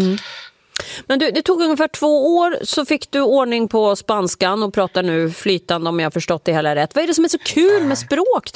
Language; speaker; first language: Swedish; native; Swedish